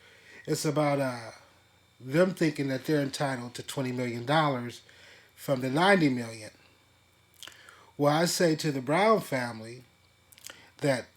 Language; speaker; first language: English; native; English